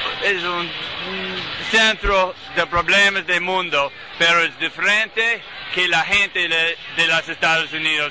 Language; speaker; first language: Spanish; non-native, learner; English